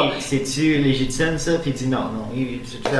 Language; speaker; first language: French; native; French